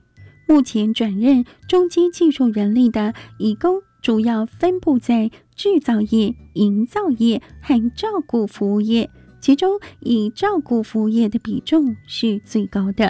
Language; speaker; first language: Chinese; native; Chinese